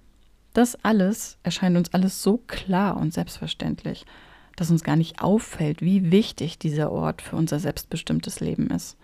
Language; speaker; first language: German; native; German